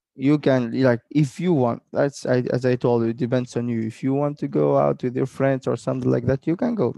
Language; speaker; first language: English; non-native, fluent; Arabic